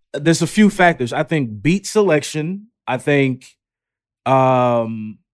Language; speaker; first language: English; native; English